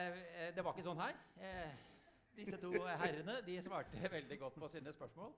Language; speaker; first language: Norwegian; native; Norwegian